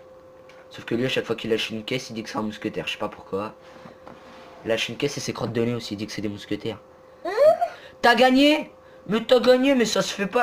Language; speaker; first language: French; native; French